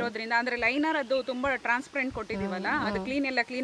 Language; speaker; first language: Kannada; native; Kannada